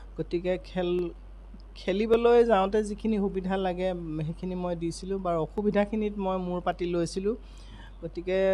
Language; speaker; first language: Assamese; native; Assamese